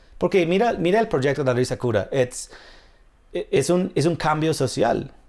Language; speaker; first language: Spanish; non-native, fluent; English